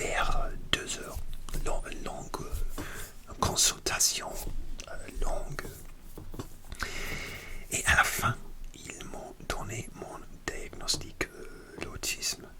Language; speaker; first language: French; non-native, learner; English